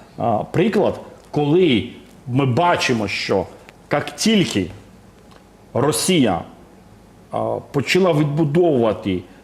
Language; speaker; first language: Ukrainian; native; Ukrainian